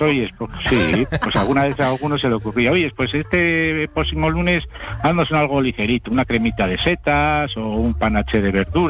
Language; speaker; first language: Spanish; native; Spanish